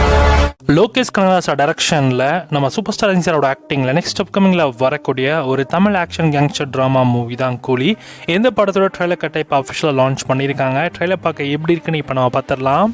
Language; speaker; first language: Tamil; native; Tamil